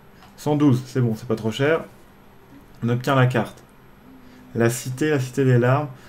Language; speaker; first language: French; native; French